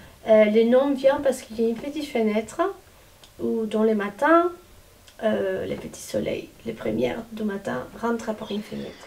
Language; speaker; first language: French; non-native, fluent; Spanish